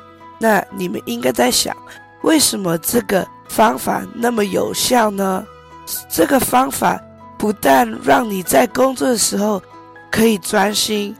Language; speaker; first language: Chinese; early bilingual, heritage; Chinese